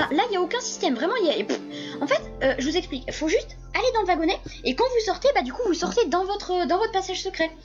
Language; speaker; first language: French; native; French